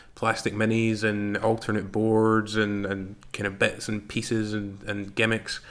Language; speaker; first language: English; native; English